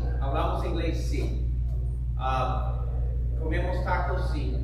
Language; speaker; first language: Spanish; non-native, fluent; English